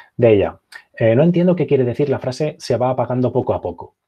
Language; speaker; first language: Spanish; non-native, local second language; Catalan